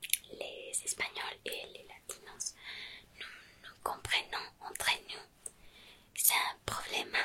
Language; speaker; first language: French; non-native, fluent; Spanish